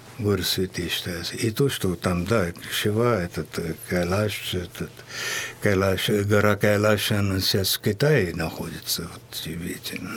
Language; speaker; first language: Russian; non-native, fluent; Hindi